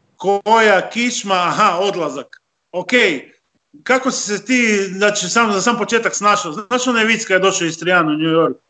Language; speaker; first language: Croatian; native; Croatian